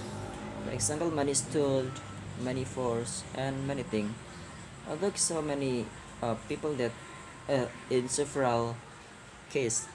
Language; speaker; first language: English; non-native, learner; Indonesian